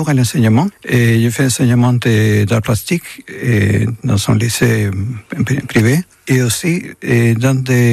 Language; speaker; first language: French; non-native, learner; Spanish